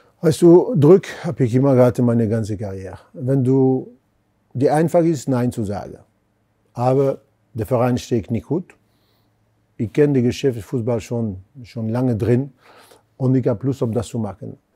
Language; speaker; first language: German; non-native, fluent; French